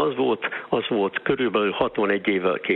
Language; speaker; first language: Hungarian; early bilingual, heritage; Hungarian